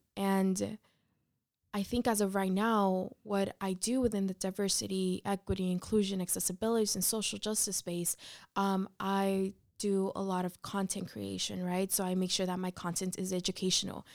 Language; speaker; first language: English; early bilingual, other home language; Spanish